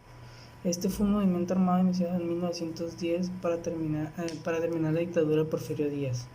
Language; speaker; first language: Spanish; native; Spanish